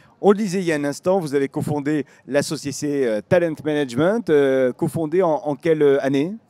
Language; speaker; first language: French; native; French